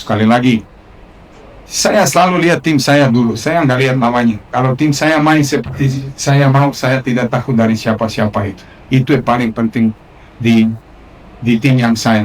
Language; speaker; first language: Indonesian; non-native, fluent; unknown